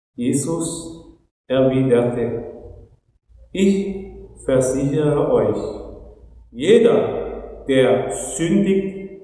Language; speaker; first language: German; non-native, fluent; Turkish